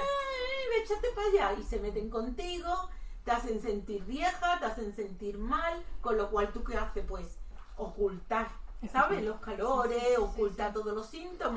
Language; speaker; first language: Spanish; native; Spanish